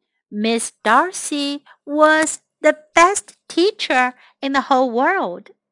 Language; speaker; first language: English; non-native, fluent; Chinese